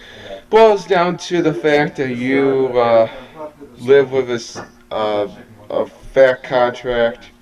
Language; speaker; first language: English; native; English